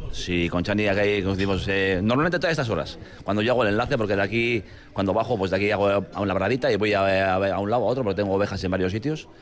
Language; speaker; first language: Spanish; native; Spanish